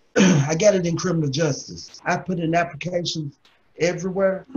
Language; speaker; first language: English; native; English